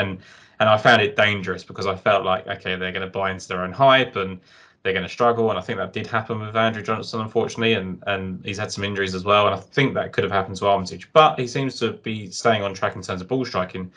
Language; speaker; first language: English; native; English